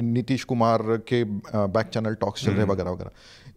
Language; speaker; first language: Hindi; non-native, local second language; Marathi